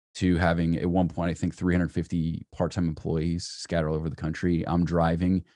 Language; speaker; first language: English; native; English